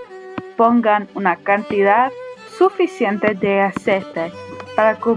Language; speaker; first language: Spanish; non-native, learner; English